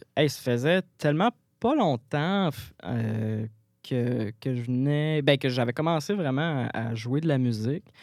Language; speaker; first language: French; native; French